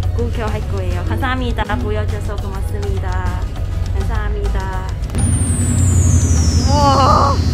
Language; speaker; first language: Korean; non-native, learner; Cantonese